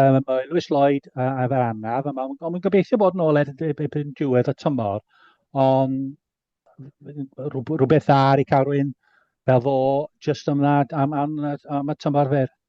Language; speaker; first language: Welsh; native; Welsh